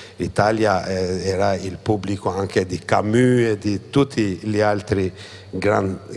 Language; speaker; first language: Italian; non-native, fluent; Albanian